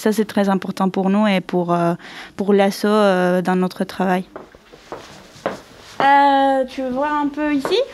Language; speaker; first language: French; non-native, fluent; Spanish